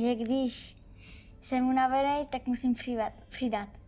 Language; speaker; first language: Czech; early bilingual, heritage; Czech